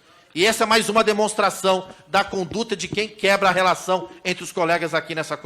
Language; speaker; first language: Portuguese; native; Portuguese